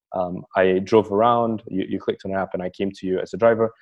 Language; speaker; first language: English; native; English